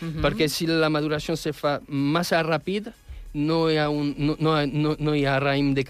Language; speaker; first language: Catalan; non-native, fluent; French